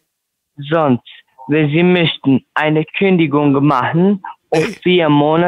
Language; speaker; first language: German; non-native, learner; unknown